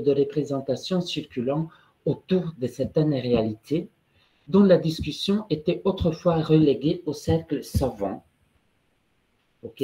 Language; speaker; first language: French; non-native, fluent; Italian